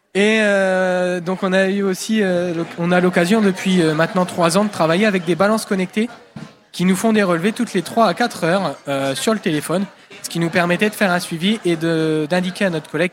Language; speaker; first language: French; native; French